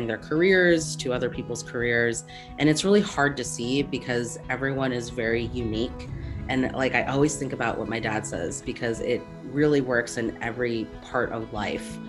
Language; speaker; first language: English; native; English